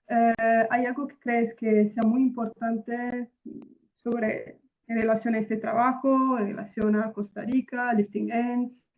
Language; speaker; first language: Spanish; non-native, fluent; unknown